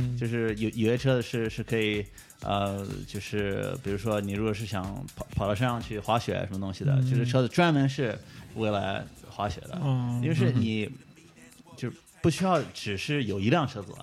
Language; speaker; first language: Chinese; early bilingual, heritage; Chinese